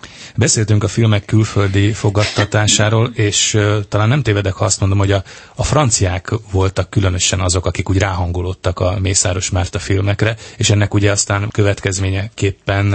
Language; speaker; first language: Hungarian; native; Hungarian